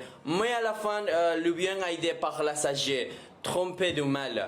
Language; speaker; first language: French; non-native, learner; Spanish